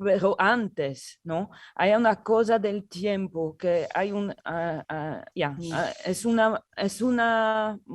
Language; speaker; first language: Spanish; non-native, learner; French